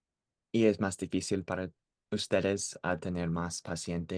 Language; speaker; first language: Spanish; non-native, learner; English